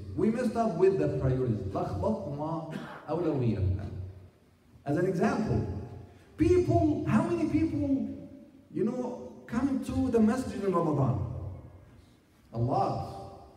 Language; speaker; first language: English; non-native, fluent; Arabic